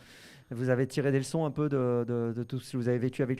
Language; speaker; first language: French; native; French